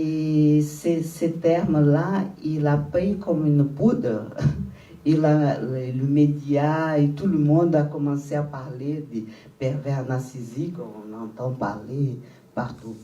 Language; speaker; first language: French; non-native, fluent; Portuguese